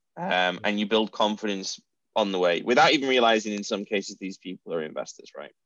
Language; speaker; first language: English; native; English